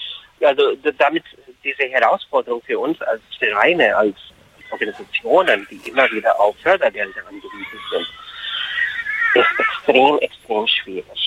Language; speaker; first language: German; non-native, fluent; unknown